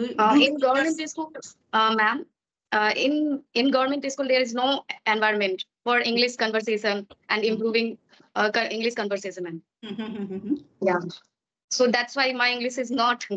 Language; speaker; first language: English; non-native, learner; Maithili